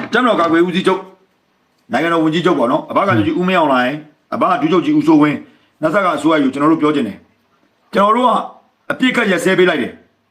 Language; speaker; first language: Burmese; native; Burmese